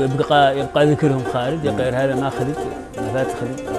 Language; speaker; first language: Arabic; native; Arabic